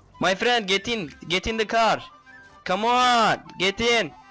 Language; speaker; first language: English; non-native, learner; Turkish